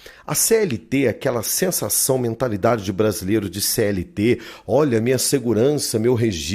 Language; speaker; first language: Portuguese; native; Portuguese